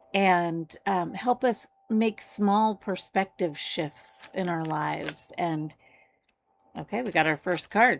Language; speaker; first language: English; native; English